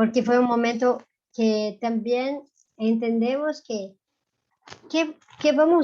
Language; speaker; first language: Spanish; non-native, fluent; Portuguese